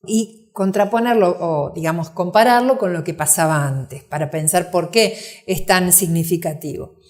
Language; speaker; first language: Spanish; native; Spanish